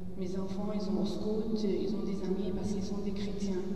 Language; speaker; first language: French; non-native, learner; Arabic